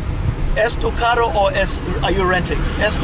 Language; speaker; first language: Spanish; non-native, learner; English